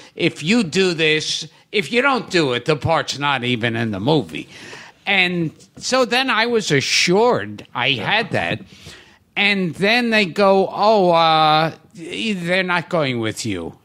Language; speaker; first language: English; native; English